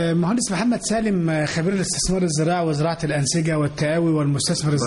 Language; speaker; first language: Arabic; native; Arabic